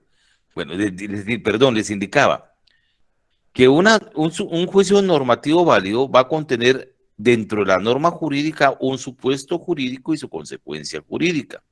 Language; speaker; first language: Spanish; native; Spanish